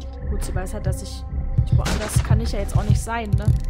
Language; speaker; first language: German; native; German